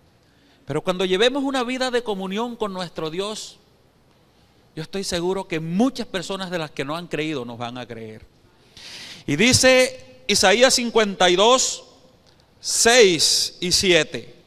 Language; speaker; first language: Spanish; native; Spanish